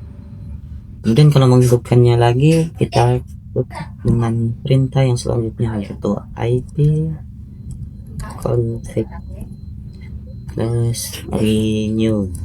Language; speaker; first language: Indonesian; native; Indonesian